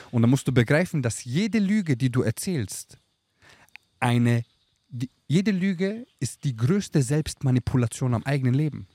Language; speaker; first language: German; early bilingual, other home language; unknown